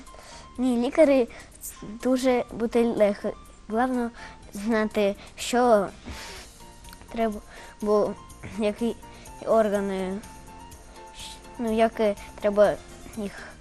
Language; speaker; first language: Ukrainian; non-native, local second language; Russian